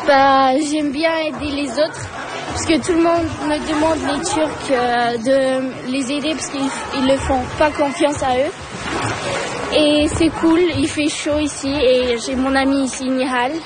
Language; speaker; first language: French; early bilingual, other home language; Turkish